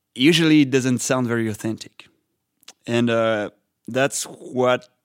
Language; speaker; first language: English; non-native, fluent; French